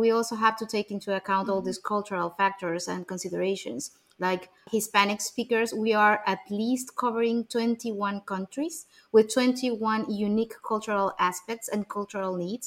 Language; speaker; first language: English; non-native, fluent; Spanish